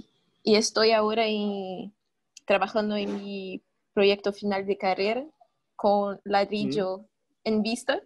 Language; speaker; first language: Spanish; non-native, fluent; Portuguese